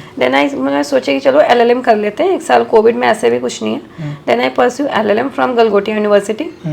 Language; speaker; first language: Hindi; native; Hindi